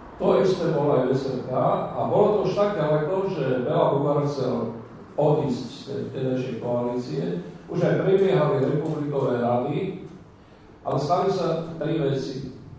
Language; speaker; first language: Slovak; non-native, local second language; Hungarian